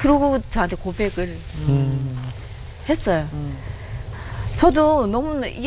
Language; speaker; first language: Korean; native; Korean